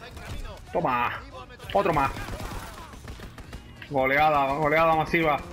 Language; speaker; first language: Spanish; native; Spanish